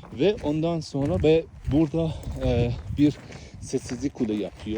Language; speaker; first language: Turkish; non-native, learner; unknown